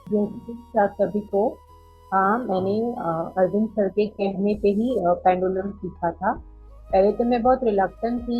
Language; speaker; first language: Hindi; native; Hindi